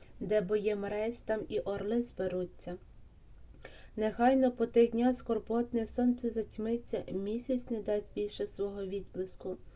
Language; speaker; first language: Ukrainian; native; Ukrainian